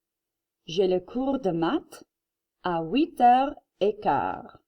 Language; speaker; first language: French; non-native, fluent; English